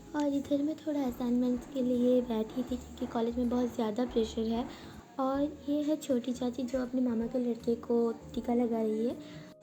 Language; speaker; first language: Hindi; non-native, local second language; Bangla